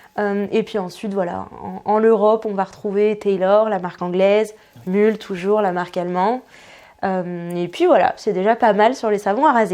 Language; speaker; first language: French; native; French